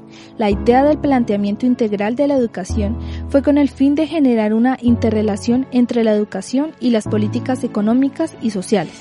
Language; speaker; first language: Spanish; native; Spanish